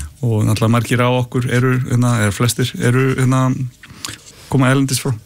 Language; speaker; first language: Icelandic; early bilingual, heritage; Icelandic